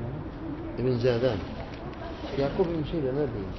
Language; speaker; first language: Arabic; native; Arabic